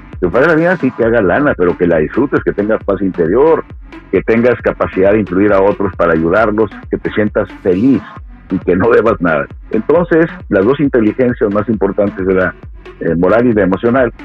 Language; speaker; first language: Spanish; native; Spanish